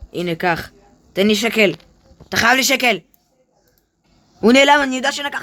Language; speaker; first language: Hebrew; native; Hebrew